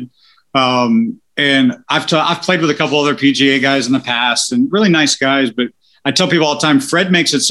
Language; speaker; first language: English; native; English